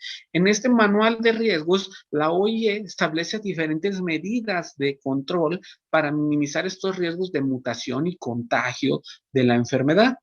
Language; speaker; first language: Spanish; native; Spanish